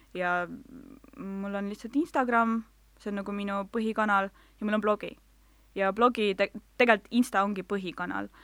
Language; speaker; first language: Estonian; non-native, local second language; Russian